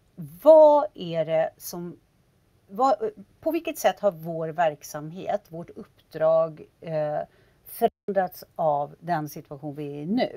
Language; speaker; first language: Swedish; native; Swedish